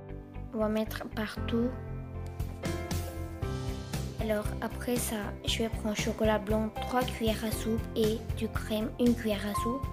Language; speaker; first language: French; non-native, fluent; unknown